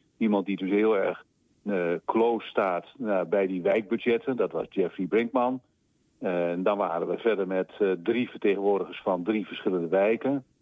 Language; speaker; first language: Dutch; native; Dutch